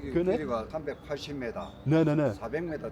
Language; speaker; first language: Korean; native; Korean